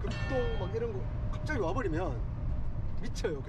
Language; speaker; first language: Korean; native; Korean